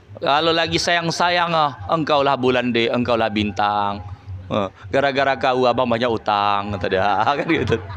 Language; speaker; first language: Malay; native; Malay